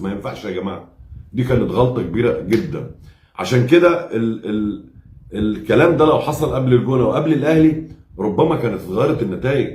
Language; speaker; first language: Arabic; native; Arabic